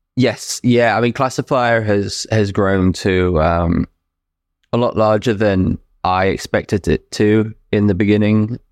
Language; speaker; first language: English; native; English